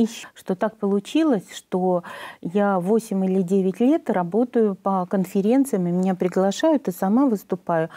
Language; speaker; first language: Russian; native; Russian